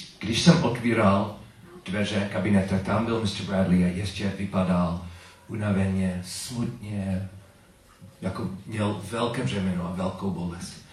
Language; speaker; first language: Czech; non-native, learner; English